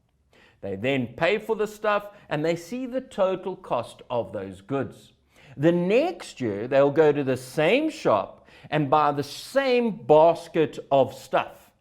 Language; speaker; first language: English; native; English